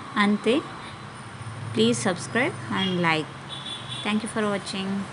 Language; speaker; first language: Telugu; non-native, learner; Tamil